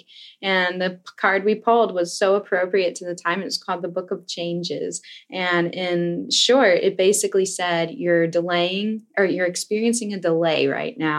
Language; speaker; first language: English; native; English